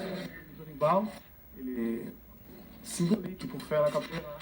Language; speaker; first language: French; non-native, learner; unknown